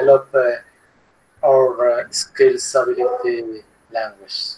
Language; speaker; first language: English; non-native, learner; Spanish